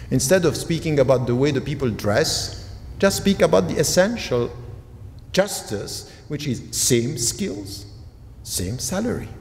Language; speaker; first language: English; non-native, fluent; French